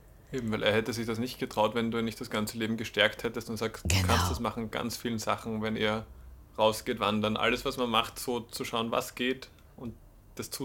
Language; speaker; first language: German; native; German